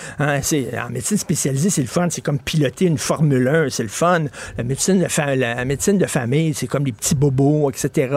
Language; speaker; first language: French; native; French